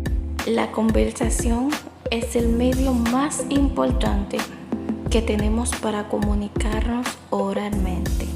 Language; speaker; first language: Spanish; non-native, learner; Haitian Creole